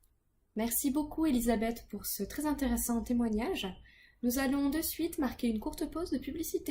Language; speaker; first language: French; native; French